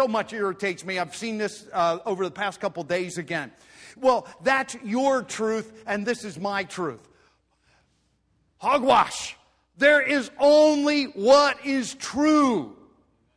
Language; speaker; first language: English; native; English